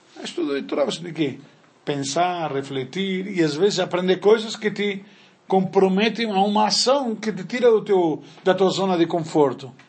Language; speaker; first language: Portuguese; non-native, fluent; Spanish